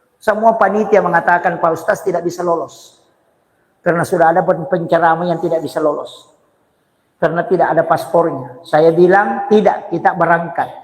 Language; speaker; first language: Indonesian; non-native, local second language; Buginese